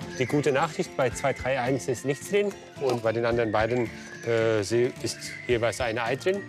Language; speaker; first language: German; non-native, fluent; Hungarian